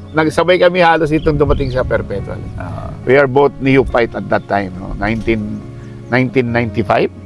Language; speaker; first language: Filipino; native; Filipino